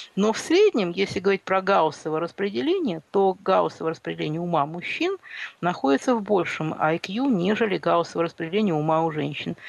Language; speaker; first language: Russian; native; Russian